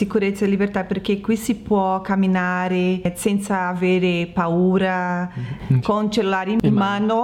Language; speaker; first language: Italian; non-native, learner; Portuguese